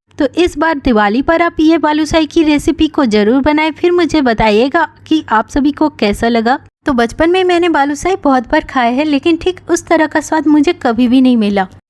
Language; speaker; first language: Hindi; non-native, local second language; Bangla